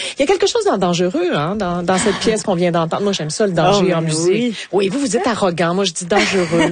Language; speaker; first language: French; native; French